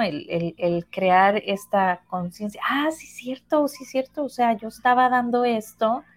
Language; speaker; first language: Spanish; native; Spanish